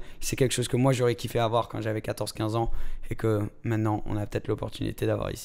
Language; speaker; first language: French; native; French